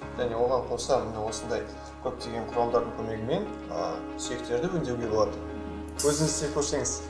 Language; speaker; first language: Kazakh; non-native, local second language; Russian